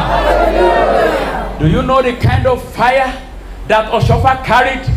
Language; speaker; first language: English; non-native, local second language; Yoruba